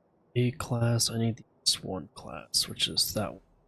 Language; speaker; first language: English; native; English